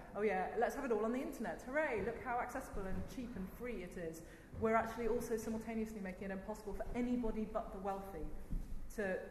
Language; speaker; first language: English; native; English